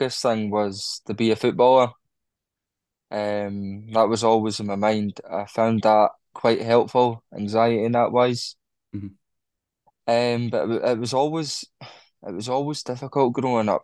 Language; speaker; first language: English; native; English